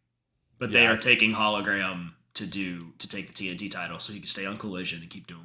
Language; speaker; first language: English; native; English